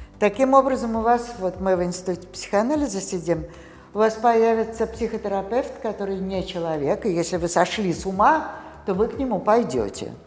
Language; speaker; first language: Russian; native; Russian